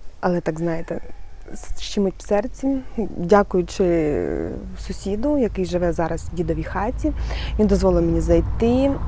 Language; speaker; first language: Ukrainian; native; Ukrainian